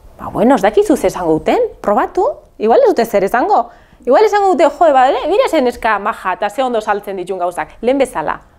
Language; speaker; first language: Basque; early bilingual, other home language; Arabic